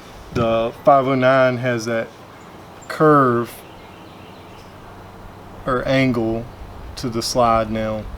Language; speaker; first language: English; native; English